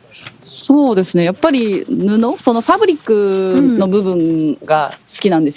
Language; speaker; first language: Japanese; native; Japanese